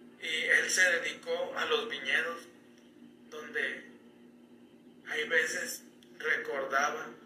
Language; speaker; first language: Spanish; native; Spanish